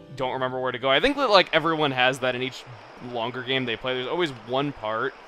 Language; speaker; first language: English; native; English